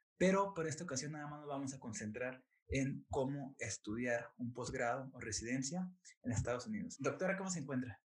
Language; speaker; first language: Spanish; native; Spanish